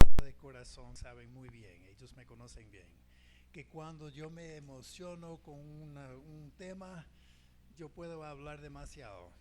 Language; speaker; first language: Spanish; non-native, fluent; English